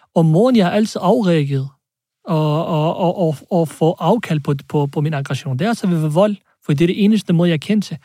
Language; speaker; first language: Danish; early bilingual, other home language; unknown